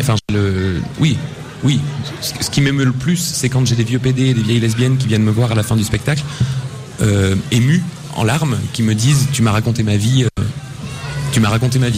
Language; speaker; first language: French; native; French